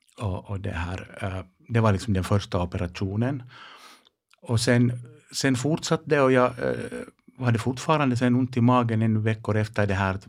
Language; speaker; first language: Swedish; non-native, local second language; Finnish